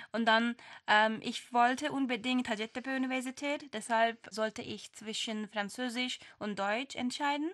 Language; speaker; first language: German; non-native, fluent; Turkish